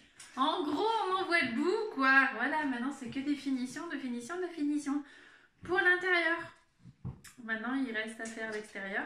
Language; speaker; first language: French; native; French